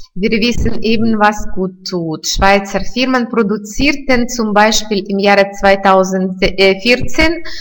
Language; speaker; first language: German; non-native, fluent; Russian